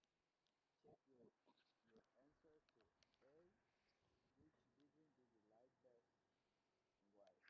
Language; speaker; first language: English; non-native, learner; Spanish